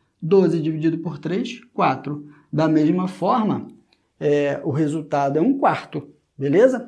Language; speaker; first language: Portuguese; native; Portuguese